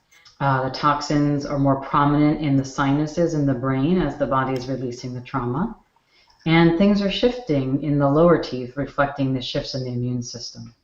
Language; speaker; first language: English; native; English